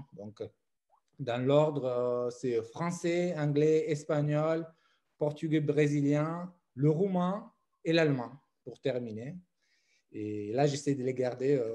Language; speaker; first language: French; non-native, fluent; Italian